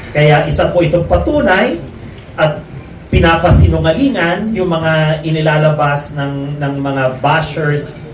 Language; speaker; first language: Filipino; native; Filipino